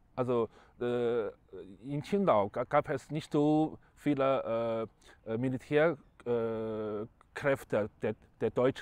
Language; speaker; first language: German; non-native, fluent; Chinese